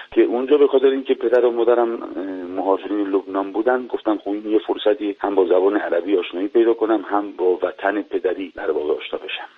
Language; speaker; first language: Persian; non-native, fluent; Spanish